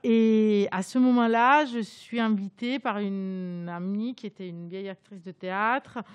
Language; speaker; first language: French; non-native, fluent; Italian